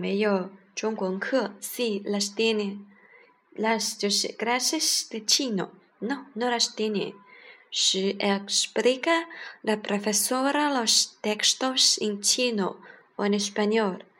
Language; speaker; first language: Spanish; non-native, learner; Chinese